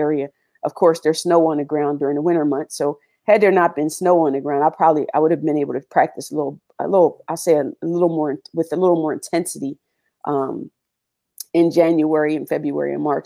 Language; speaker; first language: English; native; English